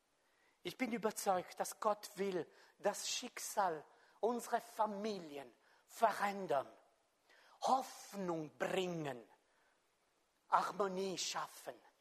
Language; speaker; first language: German; non-native, fluent; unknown